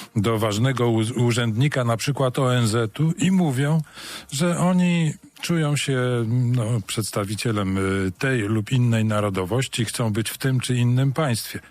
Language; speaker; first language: Polish; native; Polish